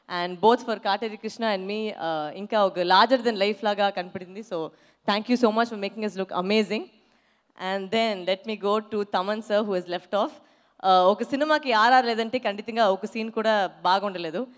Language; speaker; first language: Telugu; non-native, fluent; Tamil